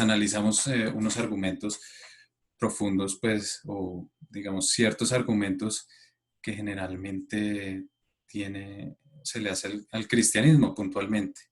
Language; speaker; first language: Spanish; native; Spanish